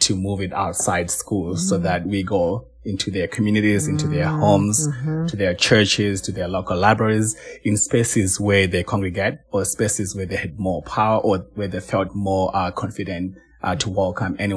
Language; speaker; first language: English; non-native, local second language; Shona